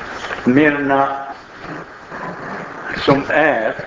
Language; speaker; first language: Swedish; non-native, fluent; Arabic